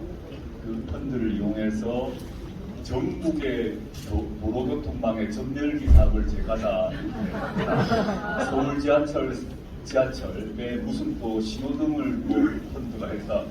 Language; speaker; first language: Korean; native; Korean